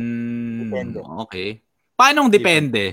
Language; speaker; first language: Filipino; native; Filipino